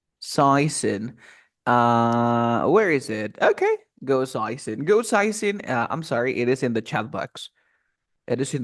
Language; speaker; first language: English; non-native, fluent; Spanish